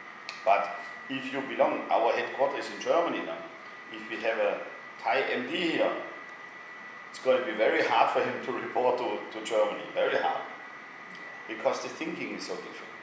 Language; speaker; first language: English; non-native, fluent; German